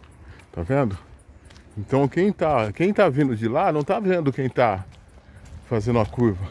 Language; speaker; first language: Portuguese; native; Portuguese